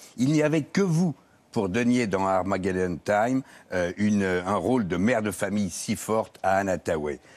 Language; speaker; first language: French; native; French